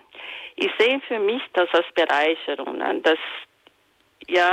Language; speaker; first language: German; non-native, fluent; Portuguese